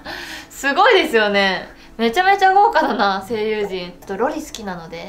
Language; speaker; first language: Japanese; native; Japanese